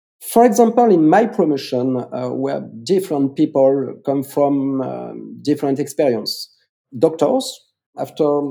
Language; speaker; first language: English; non-native, fluent; French